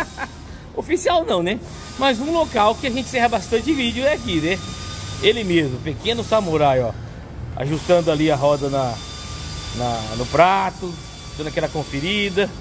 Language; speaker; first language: Portuguese; native; Portuguese